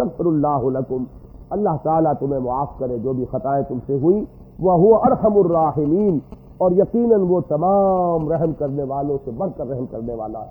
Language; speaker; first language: Urdu; native; Urdu